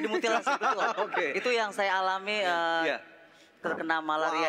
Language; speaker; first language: Indonesian; native; Indonesian